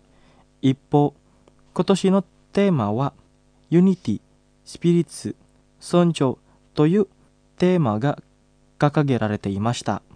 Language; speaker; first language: Japanese; non-native, fluent; Indonesian